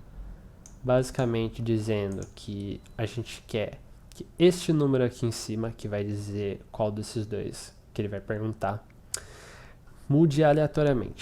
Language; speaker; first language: Portuguese; native; Portuguese